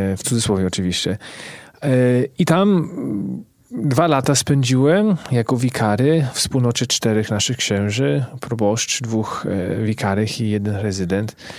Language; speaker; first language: Polish; early bilingual, heritage; Polish